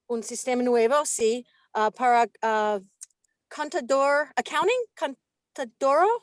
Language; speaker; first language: Spanish; non-native, learner; English